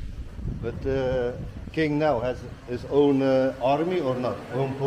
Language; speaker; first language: English; non-native, learner; Turkish